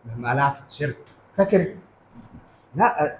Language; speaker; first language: Arabic; native; Arabic